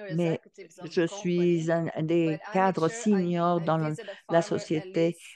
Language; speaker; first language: French; non-native, fluent; Portuguese